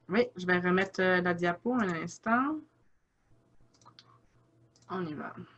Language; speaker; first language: French; native; French